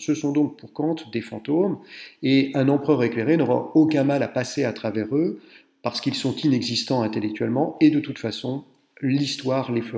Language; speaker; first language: French; native; French